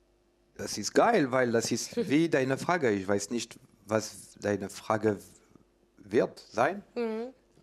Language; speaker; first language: German; non-native, learner; French